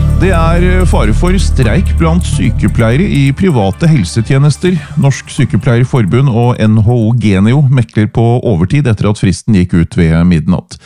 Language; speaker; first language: Norwegian; native; Norwegian